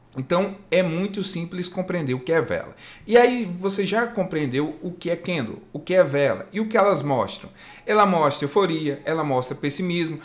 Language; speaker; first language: Portuguese; native; Portuguese